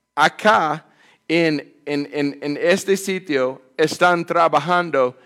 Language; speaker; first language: Spanish; non-native, fluent; English